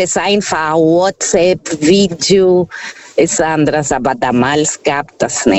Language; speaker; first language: German; non-native, fluent; Portuguese